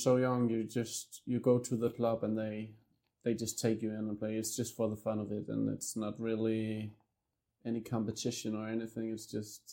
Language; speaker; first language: English; non-native, fluent; Danish